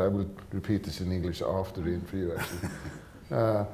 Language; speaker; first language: English; non-native, fluent; Swedish